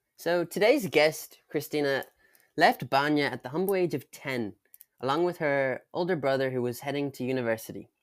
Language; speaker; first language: English; native; English